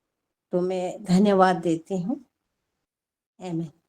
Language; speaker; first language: Hindi; non-native, local second language; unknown